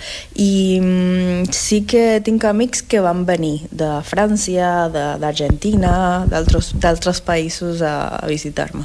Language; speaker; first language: Catalan; non-native, fluent; Spanish